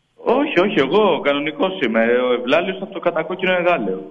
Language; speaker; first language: Greek; native; Greek